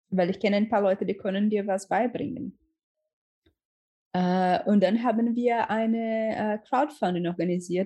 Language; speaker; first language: German; non-native, learner; Portuguese